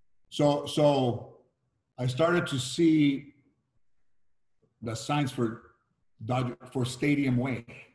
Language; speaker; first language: English; early bilingual, other home language; Spanish